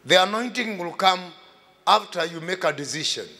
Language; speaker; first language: English; non-native, local second language; Swahili